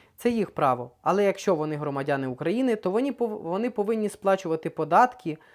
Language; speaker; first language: Ukrainian; native; Ukrainian